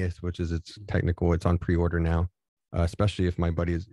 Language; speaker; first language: English; native; English